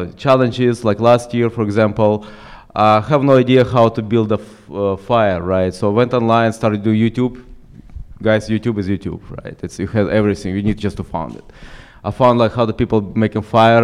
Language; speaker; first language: English; non-native, fluent; Ukrainian